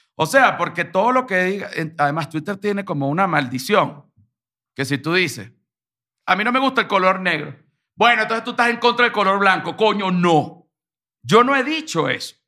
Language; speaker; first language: Spanish; native; Spanish